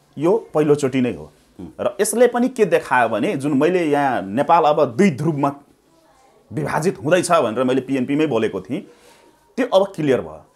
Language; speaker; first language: Nepali; non-native, local second language; Maithili